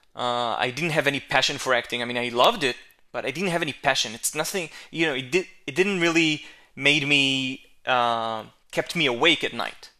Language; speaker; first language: English; non-native, fluent; Hebrew